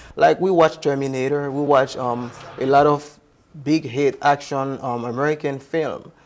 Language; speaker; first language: English; non-native, fluent; Haitian Creole